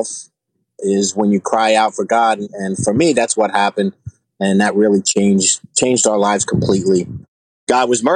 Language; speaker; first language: English; native; English